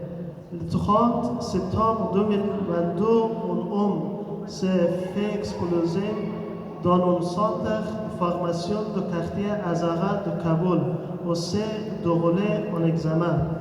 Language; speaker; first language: French; non-native, learner; Persian